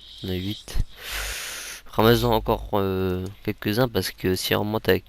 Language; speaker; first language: French; native; French